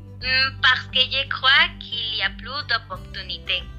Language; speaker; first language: French; non-native, learner; Spanish